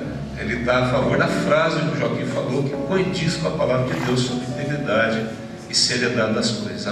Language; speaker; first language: Portuguese; native; Portuguese